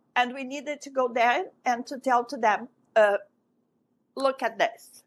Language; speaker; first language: English; non-native, fluent; French